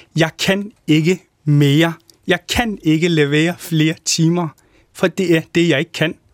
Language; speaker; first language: Danish; non-native, fluent; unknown